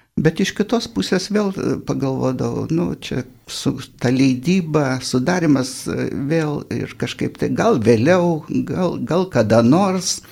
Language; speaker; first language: Lithuanian; native; Lithuanian